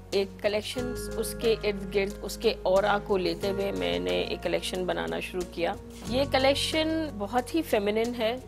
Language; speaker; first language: Hindi; native; Hindi